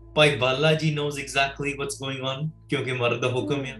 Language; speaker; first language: Punjabi; early bilingual, heritage; Punjabi